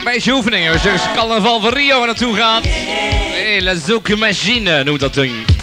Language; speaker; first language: Dutch; native; Dutch